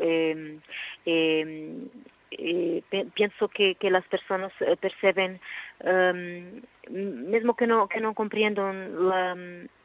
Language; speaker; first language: Spanish; non-native, learner; Portuguese